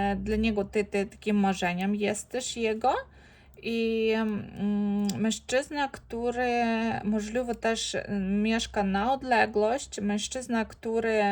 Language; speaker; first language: Polish; non-native, fluent; Ukrainian